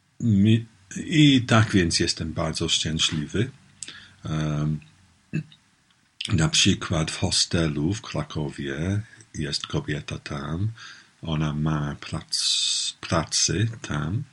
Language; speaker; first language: Polish; non-native, learner; English